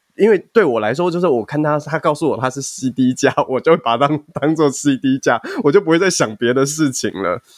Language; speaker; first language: Chinese; native; Chinese